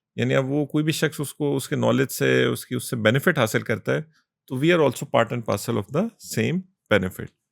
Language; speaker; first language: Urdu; native; Urdu